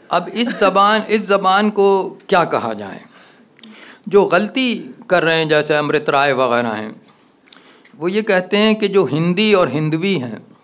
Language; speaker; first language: Hindi; native; Hindi